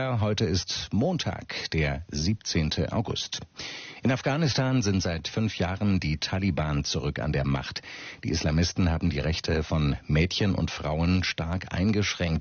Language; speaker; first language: German; native; German